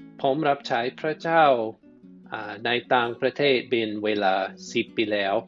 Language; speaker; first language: Thai; non-native, fluent; English